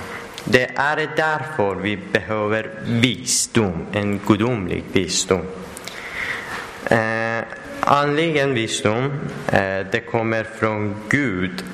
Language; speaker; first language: Swedish; non-native, learner; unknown